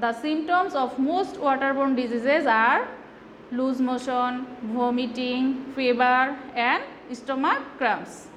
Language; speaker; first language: English; non-native, local second language; Bangla